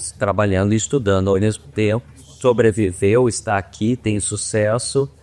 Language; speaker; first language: Portuguese; native; Portuguese